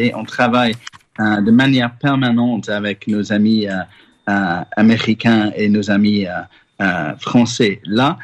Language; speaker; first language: French; non-native, fluent; English